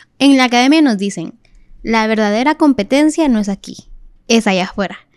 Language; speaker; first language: Spanish; native; Spanish